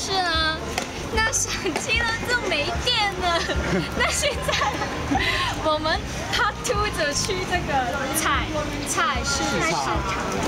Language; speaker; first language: Chinese; non-native, local second language; Cantonese